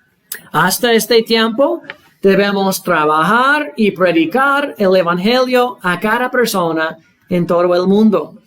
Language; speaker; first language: Spanish; non-native, fluent; English